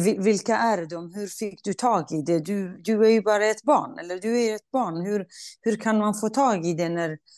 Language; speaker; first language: Swedish; non-native, fluent; Kurdish